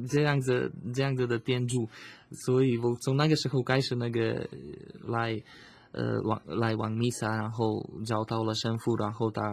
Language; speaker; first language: Chinese; non-native, fluent; Slovak